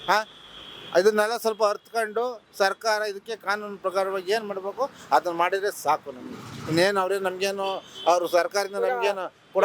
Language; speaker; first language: Kannada; native; Kannada